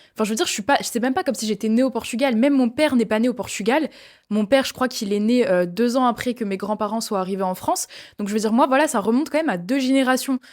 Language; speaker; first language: French; native; French